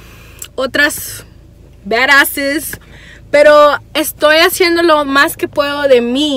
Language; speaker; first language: Spanish; early bilingual, heritage; Spanish